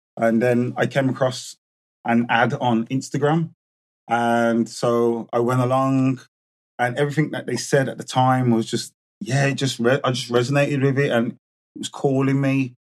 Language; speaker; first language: English; native; English